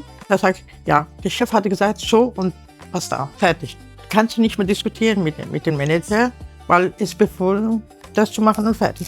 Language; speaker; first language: German; non-native, learner; Arabic